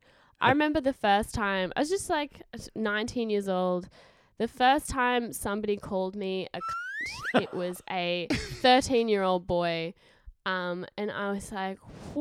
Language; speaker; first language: English; native; English